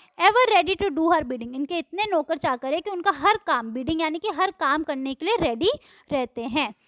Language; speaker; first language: Hindi; native; Hindi